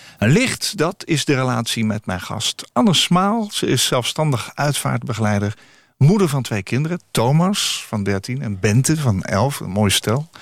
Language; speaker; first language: Dutch; native; Dutch